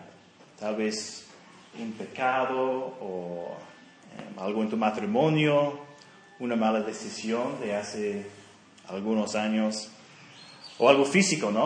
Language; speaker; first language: Spanish; non-native, fluent; English